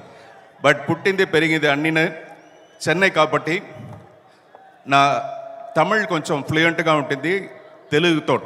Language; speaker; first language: Telugu; early bilingual, heritage; Telugu